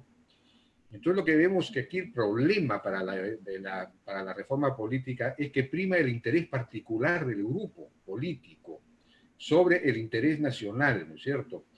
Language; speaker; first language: Spanish; native; Spanish